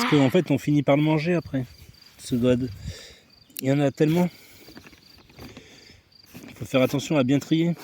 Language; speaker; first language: French; native; French